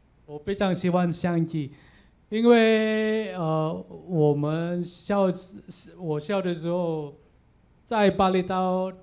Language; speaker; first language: Chinese; non-native, learner; Balinese